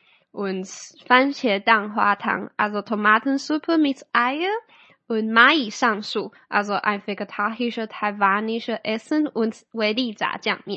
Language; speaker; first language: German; non-native, fluent; Chinese